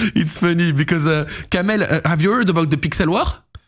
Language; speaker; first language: English; non-native, fluent; French